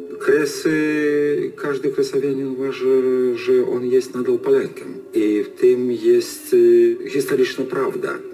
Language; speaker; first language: Polish; early bilingual, heritage; Polish